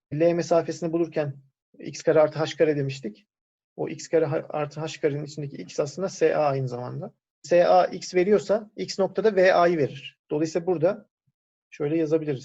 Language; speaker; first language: Turkish; native; Turkish